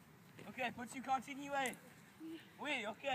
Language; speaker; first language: French; non-native, learner; English